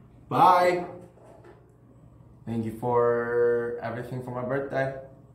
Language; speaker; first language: English; non-native, fluent; Korean